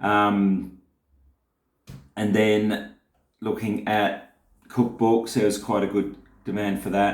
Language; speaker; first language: English; native; English